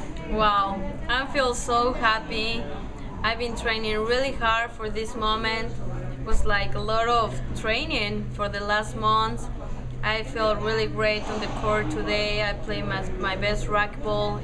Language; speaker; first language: English; non-native, fluent; Spanish